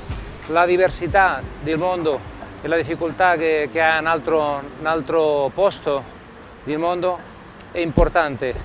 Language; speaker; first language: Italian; non-native, learner; Spanish